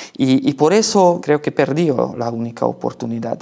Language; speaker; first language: Spanish; non-native, learner; Hungarian